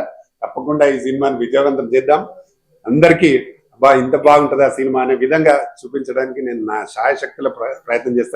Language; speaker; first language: Telugu; native; Telugu